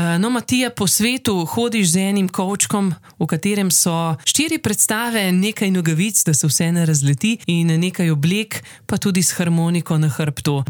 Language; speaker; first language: Slovenian; native; Slovenian